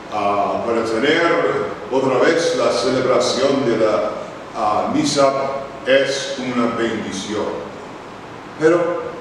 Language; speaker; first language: Spanish; non-native, learner; English